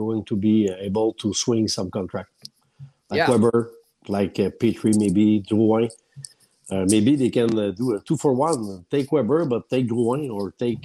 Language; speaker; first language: English; non-native, fluent; French